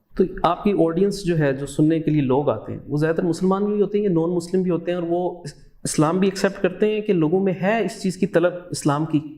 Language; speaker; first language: Urdu; native; Urdu